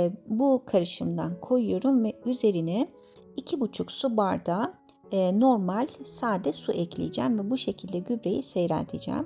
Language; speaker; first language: Turkish; native; Turkish